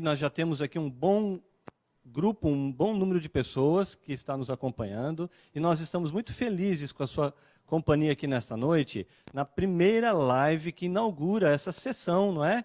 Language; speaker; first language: Portuguese; native; Portuguese